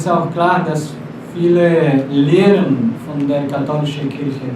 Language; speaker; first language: German; non-native, fluent; Portuguese